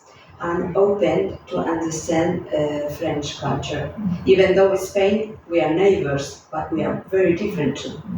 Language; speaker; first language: English; non-native, fluent; Spanish